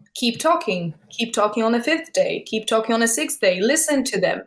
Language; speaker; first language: English; non-native, fluent; Polish